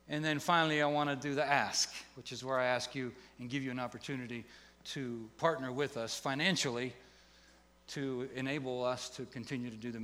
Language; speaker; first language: English; native; English